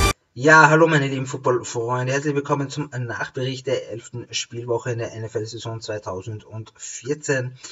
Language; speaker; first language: German; native; German